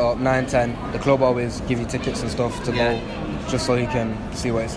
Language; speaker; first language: English; native; English